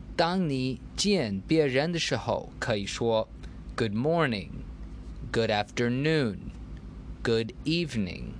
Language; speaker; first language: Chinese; non-native, learner; English